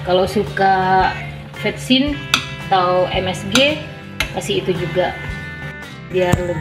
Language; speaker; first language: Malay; non-native, local second language; Madurese